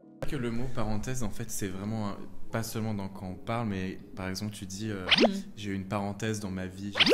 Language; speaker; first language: French; native; French